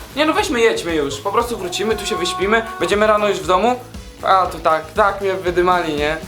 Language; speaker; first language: Polish; native; Polish